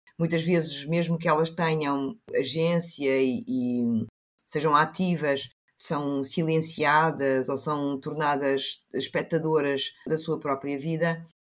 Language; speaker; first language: Portuguese; early bilingual, other home language; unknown